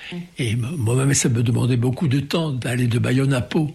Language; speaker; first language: French; native; French